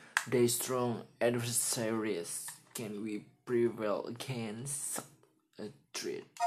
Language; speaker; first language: English; non-native, learner; Indonesian